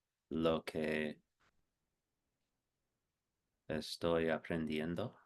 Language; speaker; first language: Spanish; non-native, fluent; English